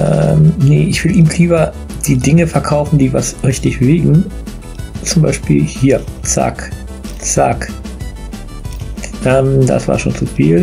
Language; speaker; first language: German; native; German